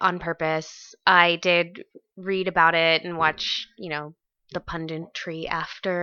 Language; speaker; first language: English; native; English